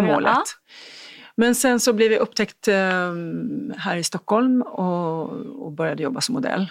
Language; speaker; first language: Swedish; native; Swedish